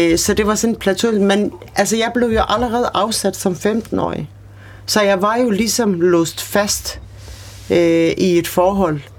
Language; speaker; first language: Danish; early bilingual, other home language; Kurdish